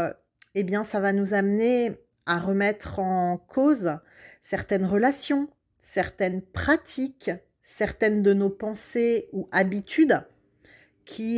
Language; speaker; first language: French; native; French